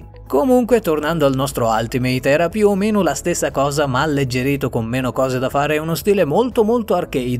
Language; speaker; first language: Italian; native; Italian